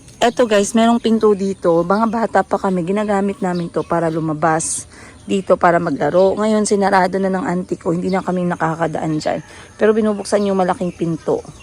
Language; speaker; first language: Filipino; non-native, local second language; Hiligaynon